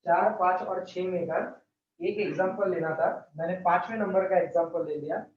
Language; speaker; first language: Hindi; non-native, local second language; Marathi